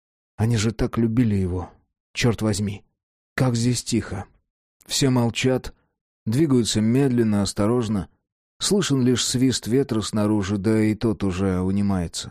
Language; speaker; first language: Russian; native; Russian